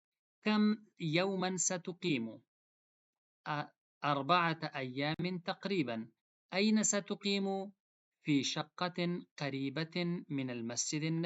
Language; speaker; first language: Arabic; non-native, fluent; Pashto